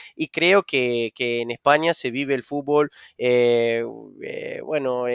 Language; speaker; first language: Spanish; non-native, fluent; Portuguese